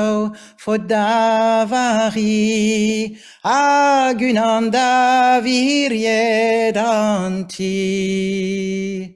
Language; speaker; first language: Welsh; non-native, fluent; French